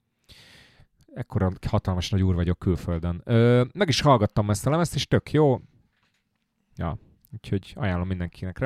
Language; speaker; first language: Hungarian; native; Hungarian